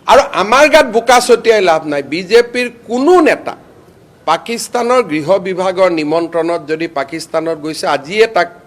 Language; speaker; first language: Assamese; native; Assamese